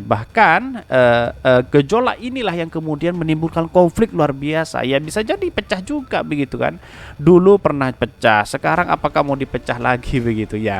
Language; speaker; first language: Indonesian; native; Indonesian